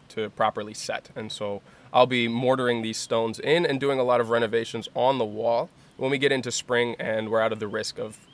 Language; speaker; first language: English; native; English